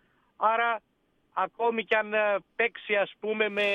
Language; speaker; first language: Greek; native; Greek